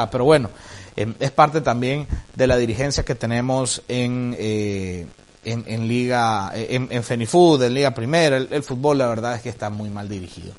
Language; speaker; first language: Spanish; native; Spanish